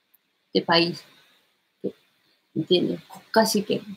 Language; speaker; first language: Spanish; non-native, learner; Japanese